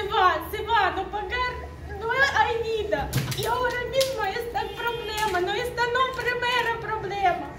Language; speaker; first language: Spanish; non-native, learner; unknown